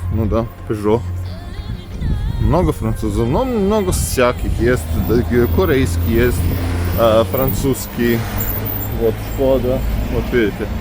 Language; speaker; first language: Russian; non-native, fluent; Serbian